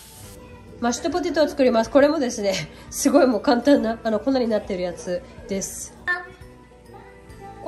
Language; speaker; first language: Japanese; native; Japanese